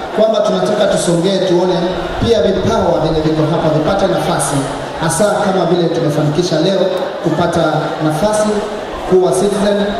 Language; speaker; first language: Swahili; native; Swahili